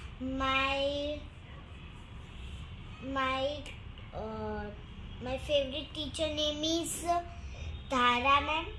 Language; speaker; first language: English; non-native, learner; Gujarati